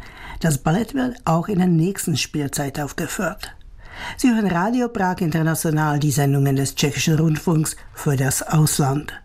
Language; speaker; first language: German; native; German